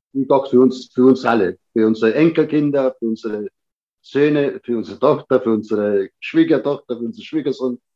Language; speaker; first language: German; native; German